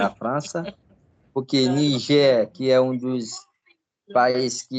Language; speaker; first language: Portuguese; non-native, fluent; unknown